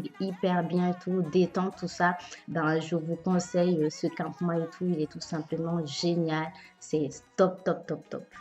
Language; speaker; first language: French; early bilingual, other home language; Bambara